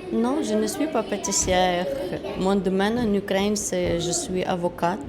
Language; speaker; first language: French; non-native, learner; Ukrainian